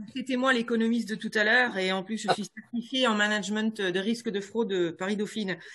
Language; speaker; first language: French; native; French